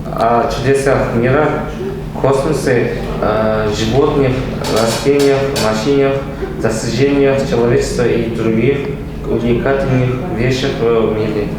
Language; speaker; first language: Russian; non-native, local second language; Kazakh